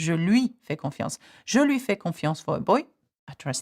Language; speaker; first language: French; non-native, fluent; English